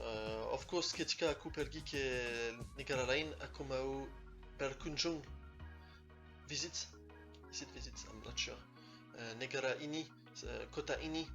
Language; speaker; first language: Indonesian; non-native, learner; French